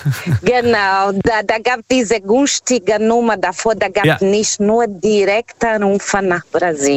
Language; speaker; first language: German; non-native, fluent; Portuguese